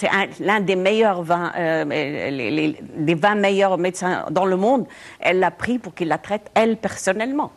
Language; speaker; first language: French; non-native, local second language; Arabic